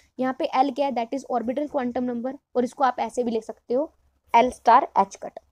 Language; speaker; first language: Hindi; non-native, local second language; Punjabi